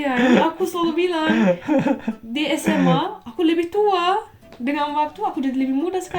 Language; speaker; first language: Indonesian; non-native, fluent; Turkish